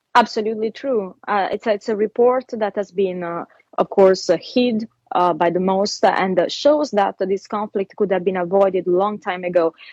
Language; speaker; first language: English; non-native, fluent; Italian